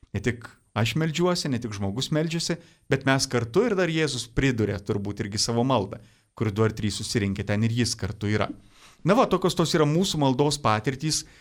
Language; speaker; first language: Lithuanian; native; Lithuanian